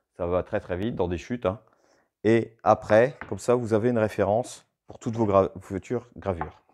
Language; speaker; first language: French; native; French